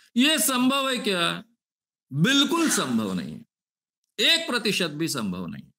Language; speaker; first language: Hindi; non-native, local second language; Marathi